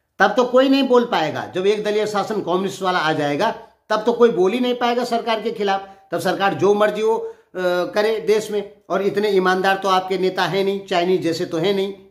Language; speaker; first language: Hindi; native; Hindi